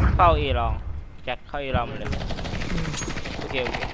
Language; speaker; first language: Thai; native; Thai